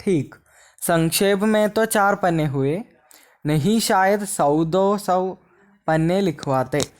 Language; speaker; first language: Hindi; non-native, local second language; Malayalam